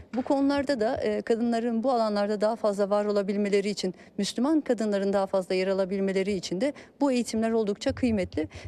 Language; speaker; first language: Turkish; early bilingual, heritage; Turkish